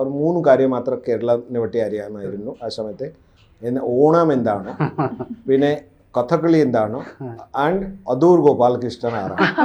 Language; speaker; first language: Malayalam; non-native, local second language; Odia